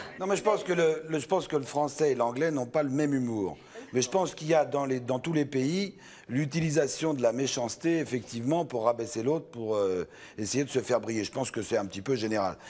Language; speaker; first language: French; native; French